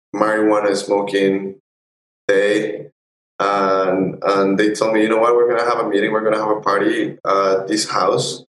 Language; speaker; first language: English; non-native, fluent; Spanish